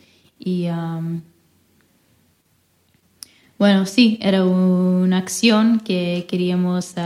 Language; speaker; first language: Spanish; non-native, fluent; English